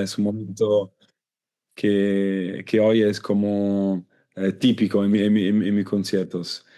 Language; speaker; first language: Spanish; non-native, learner; Italian